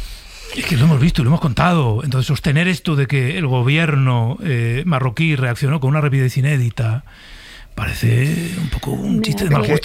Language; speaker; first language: Spanish; native; Spanish